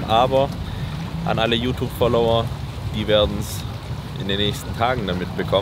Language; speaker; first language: German; native; German